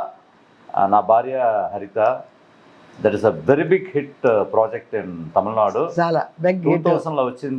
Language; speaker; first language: Telugu; non-native, fluent; Tamil